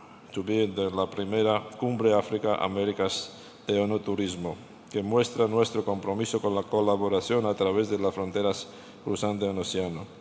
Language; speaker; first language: Spanish; non-native, fluent; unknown